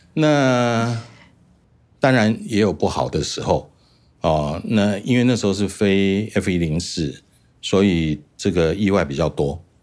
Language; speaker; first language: Chinese; native; Chinese